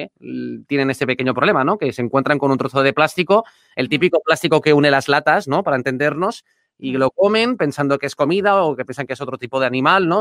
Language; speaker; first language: Spanish; native; Spanish